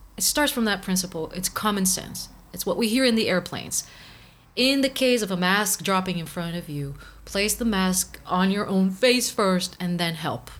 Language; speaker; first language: English; non-native, fluent; Portuguese